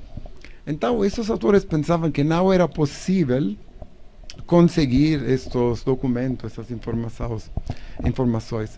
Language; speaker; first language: Portuguese; non-native, learner; Italian